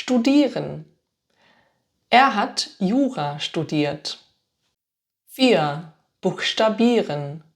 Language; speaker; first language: German; non-native, fluent; English